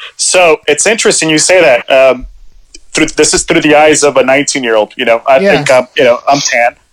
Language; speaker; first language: English; early bilingual, other home language; Spanish